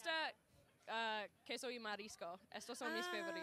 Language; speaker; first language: Spanish; non-native, learner; English